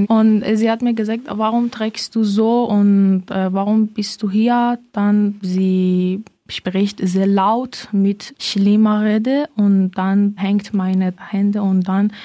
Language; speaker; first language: German; non-native, learner; Persian